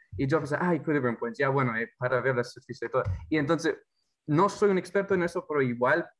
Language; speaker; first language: Spanish; non-native, fluent; English